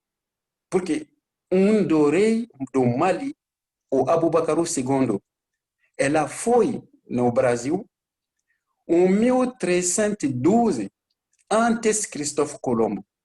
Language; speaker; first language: Portuguese; non-native, learner; Bambara